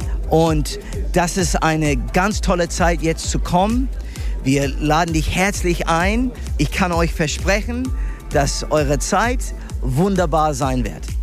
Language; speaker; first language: German; non-native, fluent; English